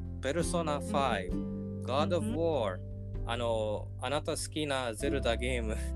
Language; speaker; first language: Japanese; non-native, learner; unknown